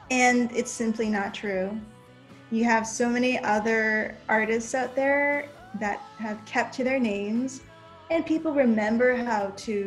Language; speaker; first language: English; native; English